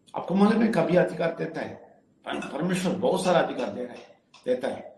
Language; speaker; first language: Hindi; non-native, local second language; Telugu